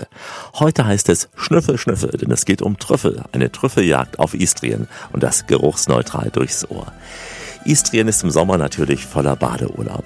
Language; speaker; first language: German; native; German